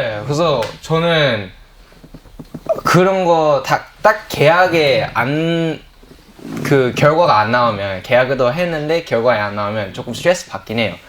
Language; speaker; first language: Korean; early bilingual, heritage; English